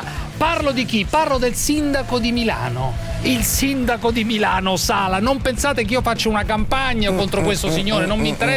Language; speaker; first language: Italian; native; Italian